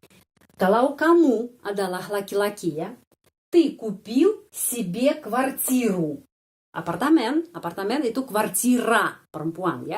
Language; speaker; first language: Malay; non-native, fluent; Russian